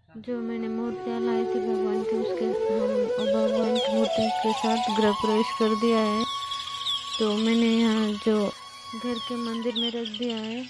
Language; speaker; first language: Hindi; non-native, local second language; Telugu